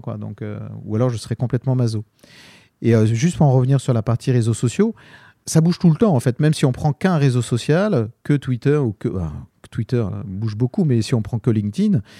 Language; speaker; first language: French; native; French